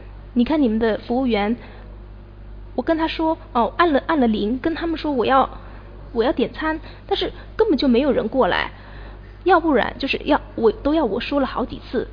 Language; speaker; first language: Chinese; native; Chinese